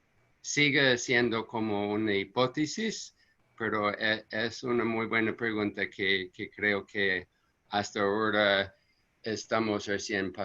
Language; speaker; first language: Spanish; non-native, fluent; English